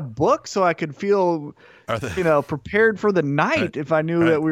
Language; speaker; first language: English; native; English